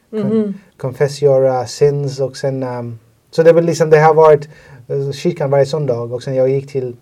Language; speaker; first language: Swedish; non-native, fluent; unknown